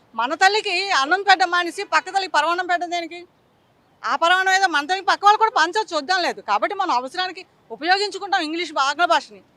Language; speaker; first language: Telugu; native; Telugu